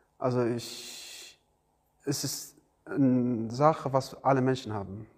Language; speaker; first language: German; non-native, learner; Arabic